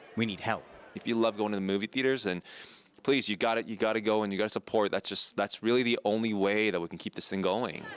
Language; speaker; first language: English; native; English